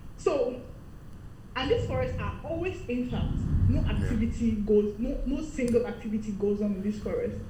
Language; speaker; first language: English; non-native, local second language; Igbo